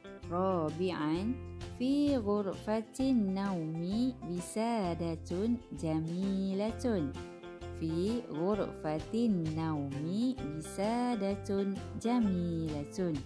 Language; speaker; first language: Arabic; non-native, fluent; Malay